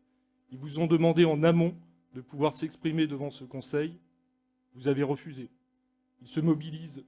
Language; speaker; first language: French; native; French